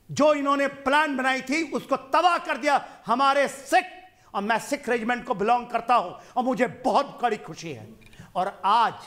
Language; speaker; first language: Hindi; non-native, local second language; Punjabi